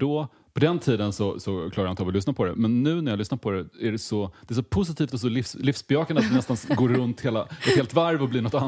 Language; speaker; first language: Swedish; native; Swedish